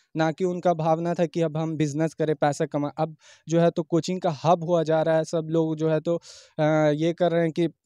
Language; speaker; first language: Hindi; native; Hindi